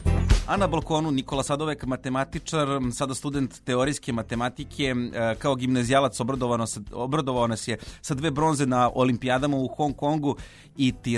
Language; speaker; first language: Serbian; native; Serbian